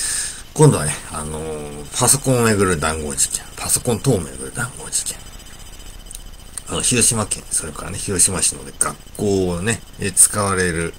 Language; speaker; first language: Japanese; native; Japanese